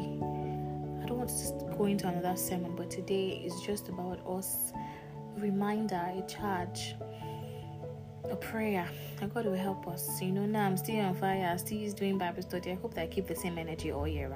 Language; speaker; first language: English; non-native, local second language; Yoruba